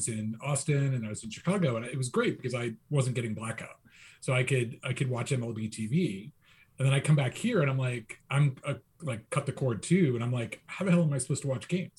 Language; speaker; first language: English; native; English